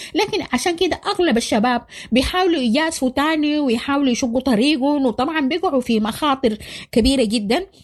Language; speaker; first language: Arabic; native; Arabic